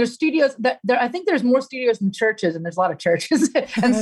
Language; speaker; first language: English; native; English